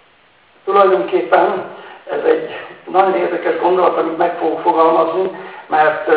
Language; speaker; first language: Hungarian; native; Hungarian